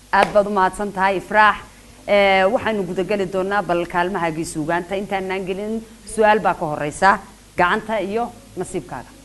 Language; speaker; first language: Somali; native; Somali